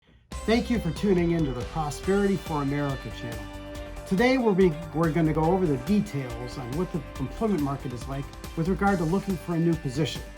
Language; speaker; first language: English; native; English